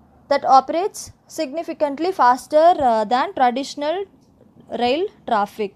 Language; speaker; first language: English; non-native, local second language; Tamil